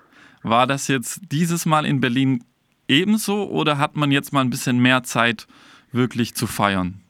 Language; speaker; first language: German; native; German